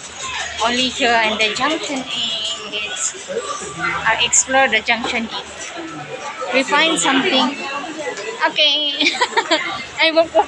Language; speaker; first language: English; non-native, local second language; Filipino